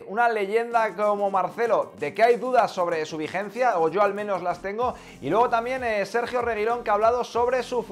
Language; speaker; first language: Spanish; native; Spanish